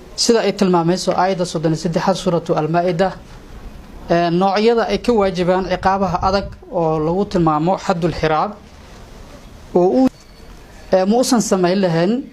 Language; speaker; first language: Somali; native; Somali